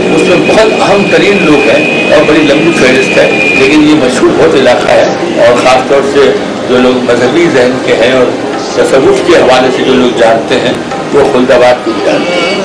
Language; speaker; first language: Urdu; native; Urdu